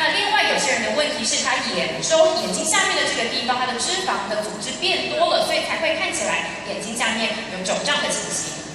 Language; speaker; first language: Chinese; native; Chinese